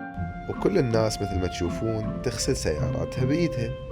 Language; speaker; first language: Arabic; native; Arabic